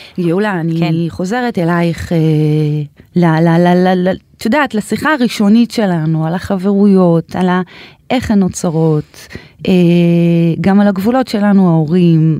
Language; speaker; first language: Hebrew; native; Hebrew